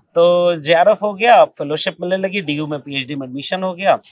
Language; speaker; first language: Hindi; native; Hindi